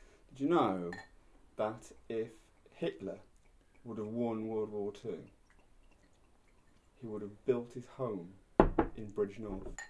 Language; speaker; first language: English; native; English